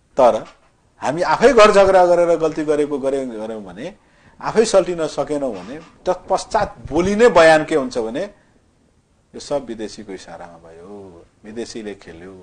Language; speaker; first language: Nepali; non-native, local second language; Maithili